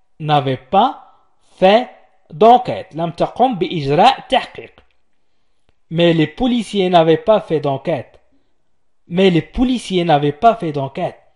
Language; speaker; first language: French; non-native, local second language; Arabic